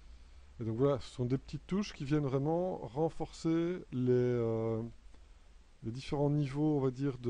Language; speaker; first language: French; native; French